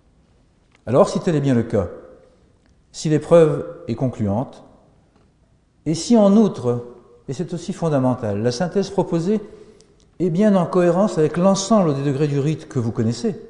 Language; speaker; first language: French; native; French